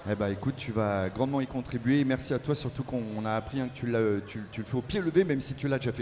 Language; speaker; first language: French; native; French